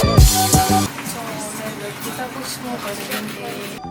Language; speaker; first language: Korean; non-native, fluent; Uzbek